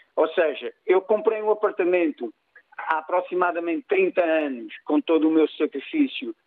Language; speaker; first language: Portuguese; native; Portuguese